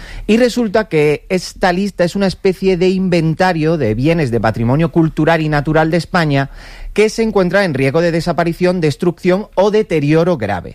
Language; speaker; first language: Spanish; native; Spanish